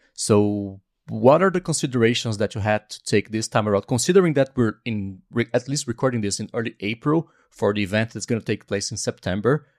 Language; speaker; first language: English; non-native, fluent; Portuguese